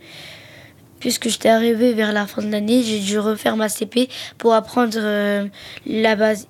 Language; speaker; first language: French; early bilingual, other home language; Arabic